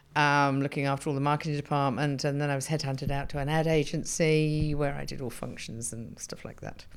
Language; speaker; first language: English; native; English